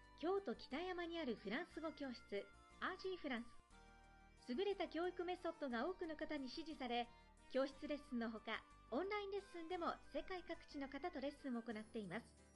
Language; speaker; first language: Japanese; native; Japanese